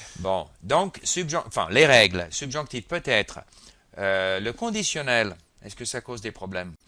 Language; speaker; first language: French; native; French